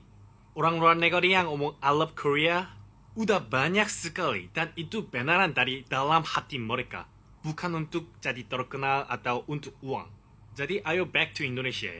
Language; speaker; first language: Indonesian; non-native, fluent; Korean